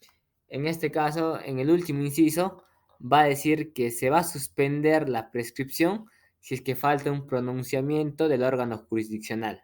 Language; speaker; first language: Spanish; native; Spanish